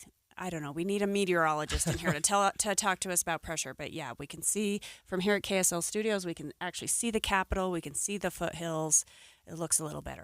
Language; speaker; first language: English; native; English